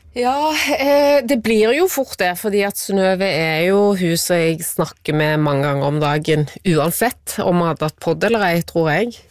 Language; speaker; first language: Norwegian; native; Norwegian